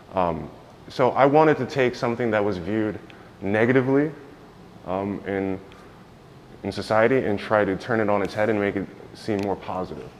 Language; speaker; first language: English; native; English